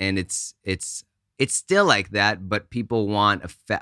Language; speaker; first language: English; non-native, fluent; Hebrew